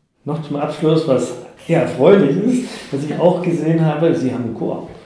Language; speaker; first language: German; native; German